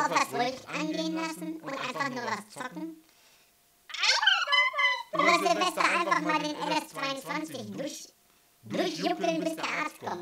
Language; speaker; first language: German; native; German